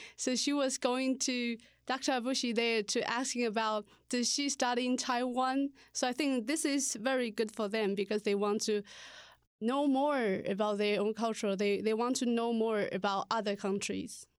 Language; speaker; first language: English; non-native, learner; Chinese